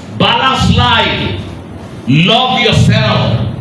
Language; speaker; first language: English; non-native, local second language; Yoruba